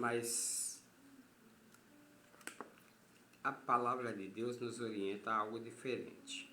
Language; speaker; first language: Portuguese; native; Portuguese